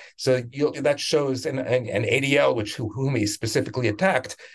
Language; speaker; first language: English; native; English